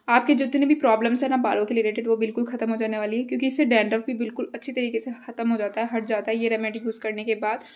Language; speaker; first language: Hindi; native; Hindi